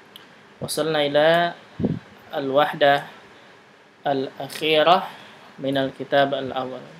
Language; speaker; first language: Arabic; non-native, fluent; Indonesian